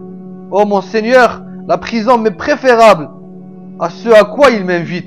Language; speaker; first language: French; non-native, local second language; Arabic